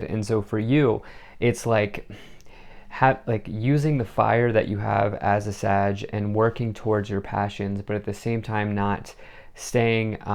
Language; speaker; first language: English; native; English